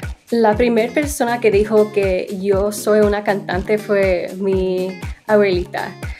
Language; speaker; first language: Spanish; early bilingual, other home language; English